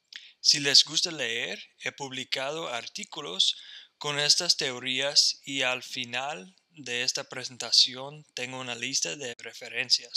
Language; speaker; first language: Spanish; non-native, fluent; English